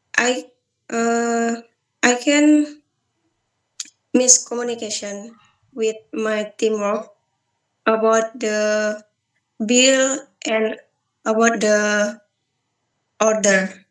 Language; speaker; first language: English; non-native, learner; Balinese